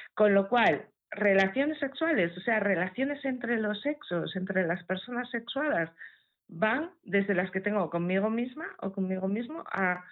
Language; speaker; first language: Spanish; native; Spanish